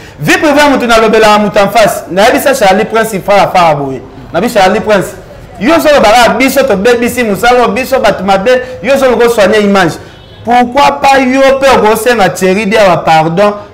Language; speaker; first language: Lingala; native; Lingala